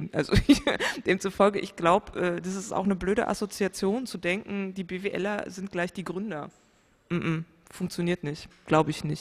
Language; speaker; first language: German; native; German